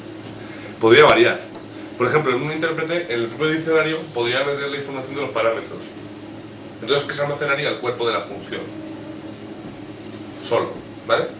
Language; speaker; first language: Spanish; native; Spanish